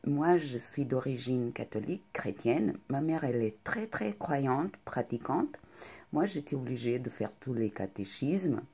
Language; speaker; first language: French; non-native, fluent; Portuguese